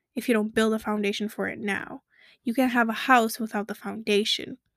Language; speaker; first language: English; early bilingual, other home language; Kabuverdianu